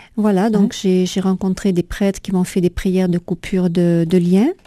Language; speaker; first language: French; native; French